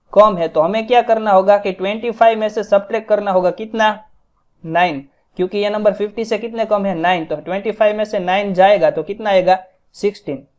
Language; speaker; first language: Hindi; non-native, local second language; Gujarati